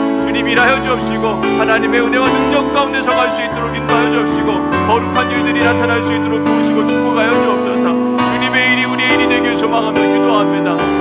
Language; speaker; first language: Korean; native; Korean